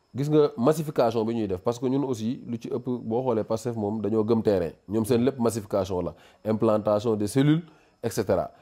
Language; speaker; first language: Wolof; native; Wolof